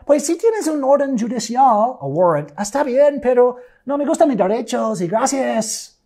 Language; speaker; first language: Spanish; non-native, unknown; English